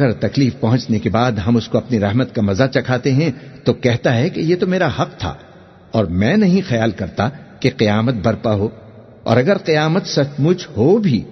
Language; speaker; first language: Urdu; native; Urdu